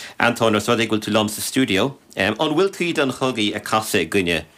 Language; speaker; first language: Irish; native; Irish